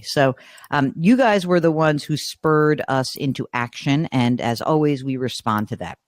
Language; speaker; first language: English; native; English